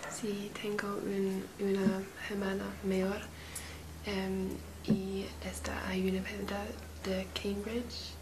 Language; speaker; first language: Spanish; non-native, learner; English